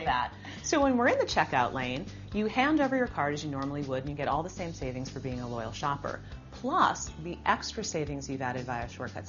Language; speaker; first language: English; native; English